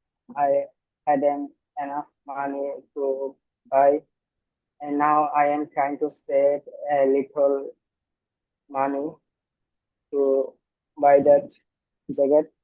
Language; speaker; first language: English; non-native, learner; Bangla